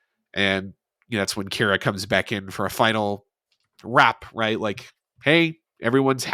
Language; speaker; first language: English; native; English